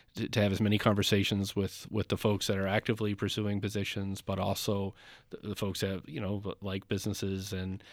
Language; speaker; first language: English; native; English